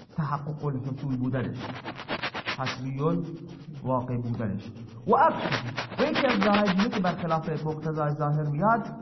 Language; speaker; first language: Persian; non-native, local second language; Baluchi